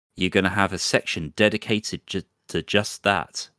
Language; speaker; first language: English; native; English